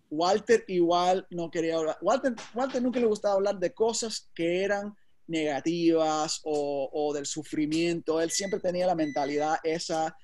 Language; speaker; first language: Spanish; early bilingual, heritage; Spanish